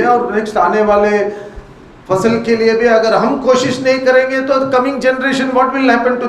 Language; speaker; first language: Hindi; non-native, local second language; Urdu